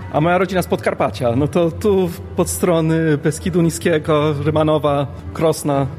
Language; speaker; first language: Polish; early bilingual, heritage; Polish